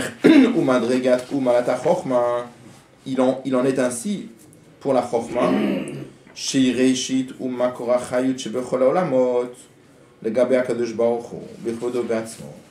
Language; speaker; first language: French; native; French